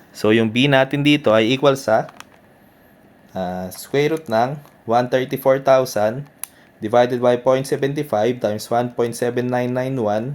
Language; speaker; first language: Filipino; native; Filipino